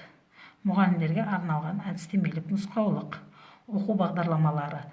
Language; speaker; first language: Kazakh; native; Kazakh